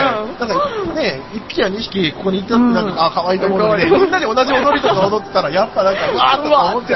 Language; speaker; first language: Japanese; native; Japanese